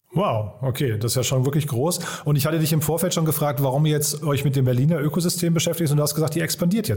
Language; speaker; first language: German; native; German